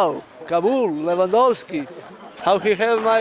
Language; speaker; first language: English; non-native, learner; Polish